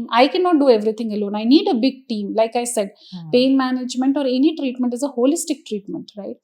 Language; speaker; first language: English; non-native, local second language; Hindi